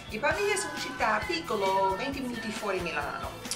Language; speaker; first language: Spanish; non-native, learner; English